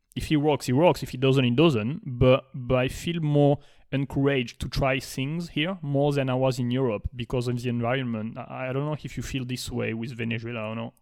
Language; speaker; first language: English; non-native, fluent; Spanish